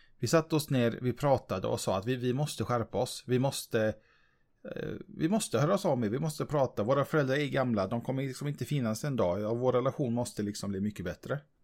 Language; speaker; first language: Swedish; native; Swedish